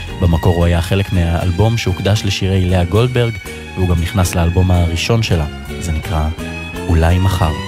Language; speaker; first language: Hebrew; native; Hebrew